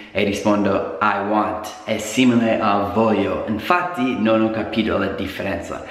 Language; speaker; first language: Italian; non-native, fluent; English